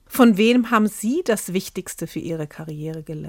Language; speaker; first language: German; native; German